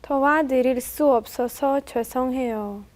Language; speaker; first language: Korean; non-native, learner; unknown